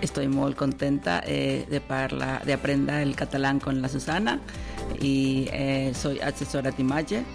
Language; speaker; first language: Catalan; non-native, learner; Spanish